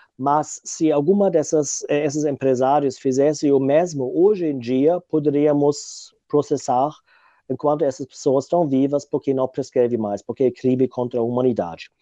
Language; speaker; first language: Portuguese; non-native, fluent; German